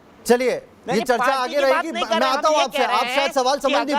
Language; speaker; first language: Hindi; native; Hindi